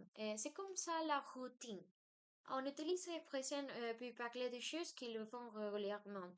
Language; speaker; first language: French; non-native, learner; Spanish